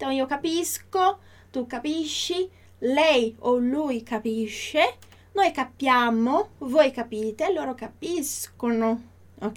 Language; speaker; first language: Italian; non-native, fluent; Portuguese